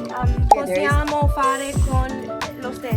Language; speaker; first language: Italian; non-native, learner; English